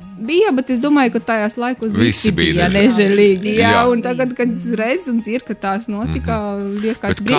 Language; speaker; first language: Latvian; non-native, learner; Romanian